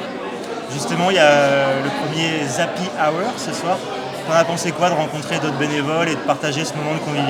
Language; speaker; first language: French; native; French